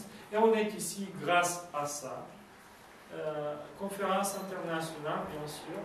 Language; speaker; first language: French; non-native, fluent; Romanian